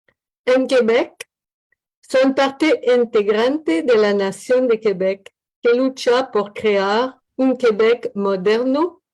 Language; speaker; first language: Spanish; non-native, learner; French